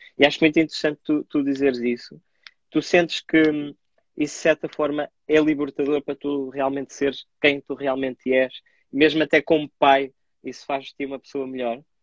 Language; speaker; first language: Portuguese; native; Portuguese